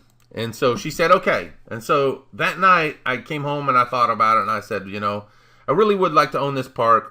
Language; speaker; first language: English; native; English